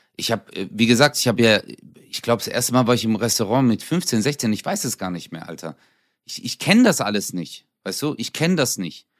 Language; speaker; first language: German; early bilingual, other home language; Turkish